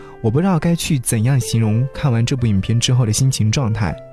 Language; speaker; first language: Chinese; native; Chinese